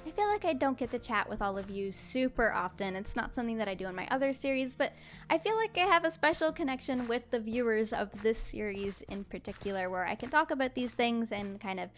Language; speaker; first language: English; native; English